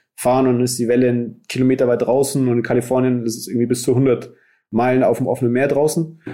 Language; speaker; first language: German; native; German